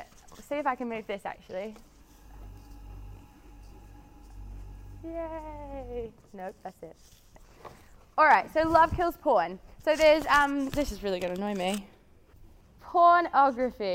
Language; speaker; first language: English; native; English